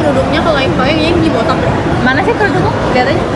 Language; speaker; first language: Indonesian; native; Indonesian